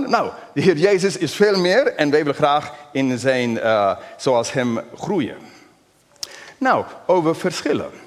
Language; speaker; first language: Dutch; non-native, fluent; English